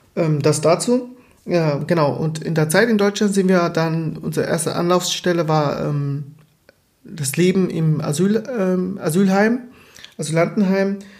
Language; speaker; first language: German; early bilingual, other home language; Portuguese